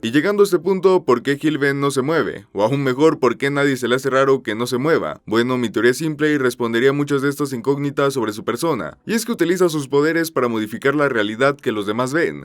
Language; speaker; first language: Spanish; native; Spanish